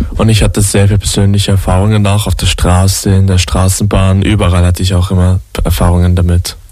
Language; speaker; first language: German; native; German